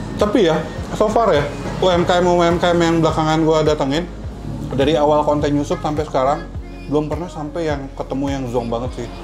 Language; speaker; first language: Indonesian; native; Indonesian